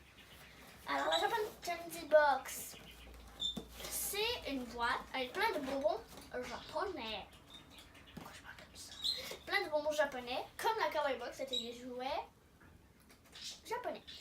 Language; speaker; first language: French; native; French